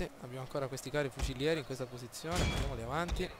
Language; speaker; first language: Italian; native; Italian